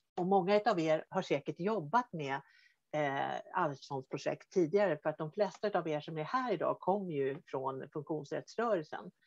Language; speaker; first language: Swedish; native; Swedish